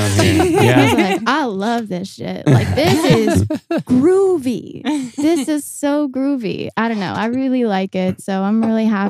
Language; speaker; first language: English; native; English